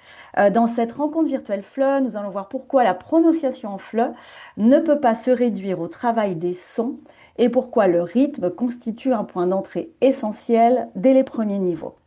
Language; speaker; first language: French; native; French